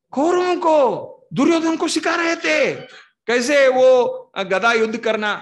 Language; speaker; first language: Hindi; non-native, local second language; Kannada